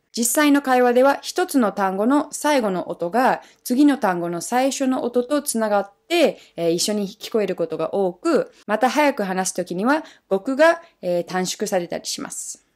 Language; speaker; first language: Japanese; non-native, fluent; English